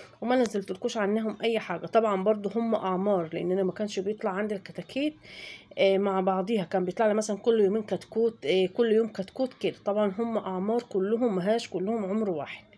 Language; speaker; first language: Arabic; native; Arabic